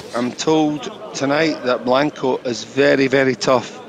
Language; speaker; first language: English; native; English